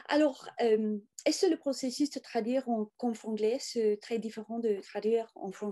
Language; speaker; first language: French; non-native, fluent; English